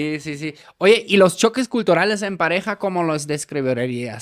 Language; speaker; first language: Spanish; native; Spanish